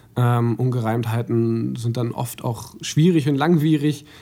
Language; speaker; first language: German; native; German